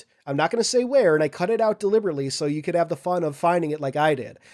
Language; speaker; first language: English; native; English